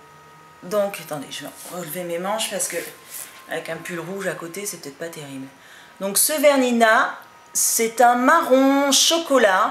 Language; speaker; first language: French; native; French